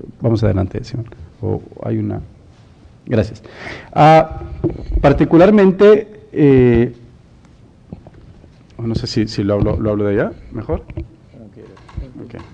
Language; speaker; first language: Spanish; native; Spanish